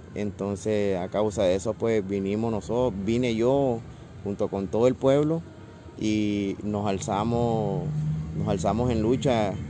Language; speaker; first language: Spanish; native; Spanish